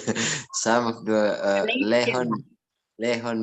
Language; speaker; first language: English; non-native, learner; Indonesian